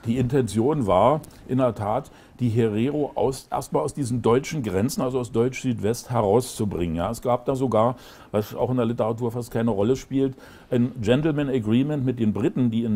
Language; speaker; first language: German; native; German